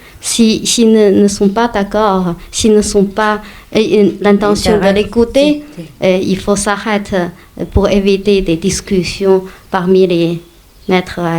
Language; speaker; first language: French; non-native, learner; Chinese